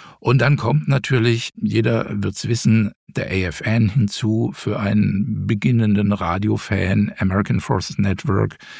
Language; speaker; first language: German; native; German